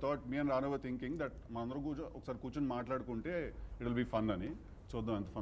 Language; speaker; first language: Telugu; native; Telugu